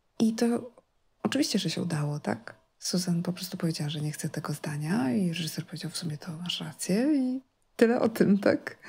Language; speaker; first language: Polish; native; Polish